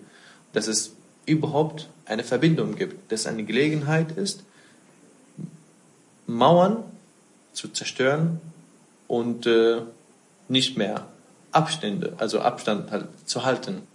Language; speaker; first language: German; non-native, fluent; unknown